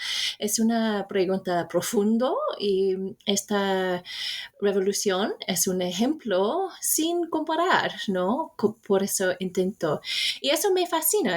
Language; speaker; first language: Spanish; non-native, fluent; English